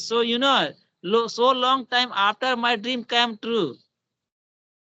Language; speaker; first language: English; non-native, learner; Hindi